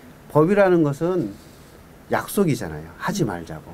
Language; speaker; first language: Korean; native; Korean